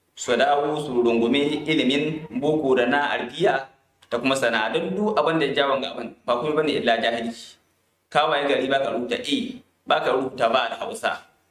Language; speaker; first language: Hausa; non-native, local second language; Fula